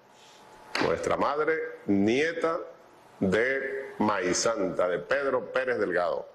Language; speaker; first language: Spanish; native; Spanish